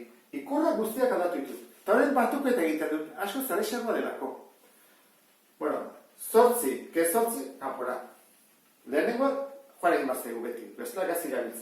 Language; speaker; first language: Basque; native; Basque